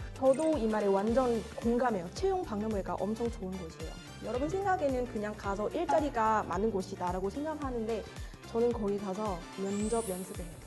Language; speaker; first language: Korean; non-native, fluent; Vietnamese